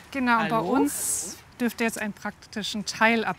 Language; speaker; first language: German; native; German